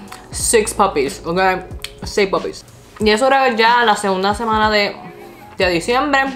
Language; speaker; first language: Spanish; early bilingual, other home language; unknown